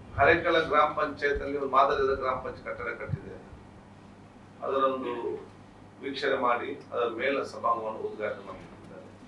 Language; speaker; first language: Kannada; non-native, local second language; Badaga